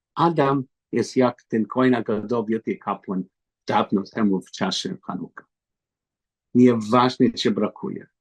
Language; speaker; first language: Polish; non-native, learner; English